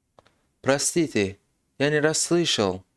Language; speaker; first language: Russian; non-native, local second language; Tajik